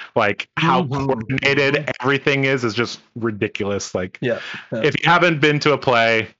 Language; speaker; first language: English; non-native, local second language; Cantonese